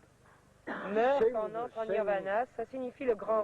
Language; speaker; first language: French; native; French